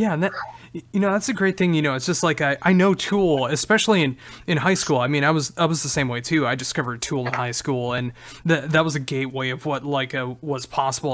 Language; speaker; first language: English; native; English